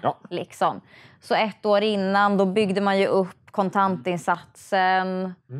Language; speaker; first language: Swedish; native; Swedish